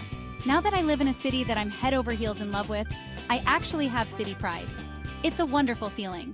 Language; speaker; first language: English; native; English